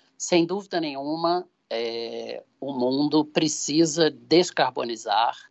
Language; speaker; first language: Portuguese; native; Portuguese